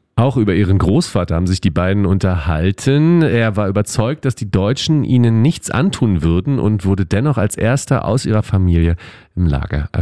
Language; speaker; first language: German; native; German